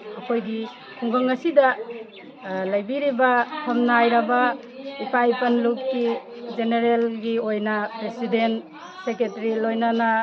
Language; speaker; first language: Manipuri; native; Manipuri